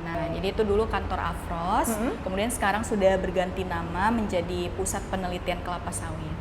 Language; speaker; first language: Indonesian; native; Indonesian